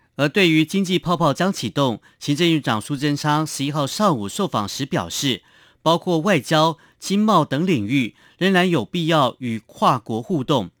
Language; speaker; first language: Chinese; non-native, local second language; Hakka Chinese